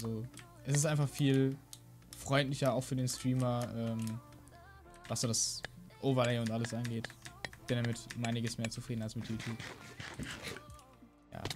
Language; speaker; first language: German; native; German